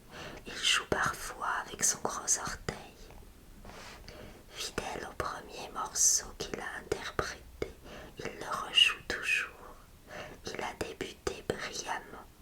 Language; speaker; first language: French; native; French